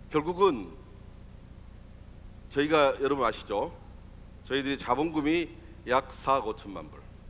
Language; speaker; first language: Korean; native; Korean